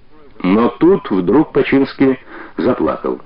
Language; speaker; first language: Russian; native; Russian